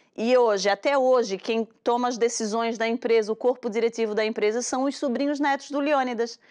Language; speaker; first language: Portuguese; native; Portuguese